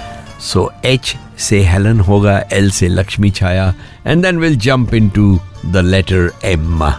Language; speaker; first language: Hindi; native; Hindi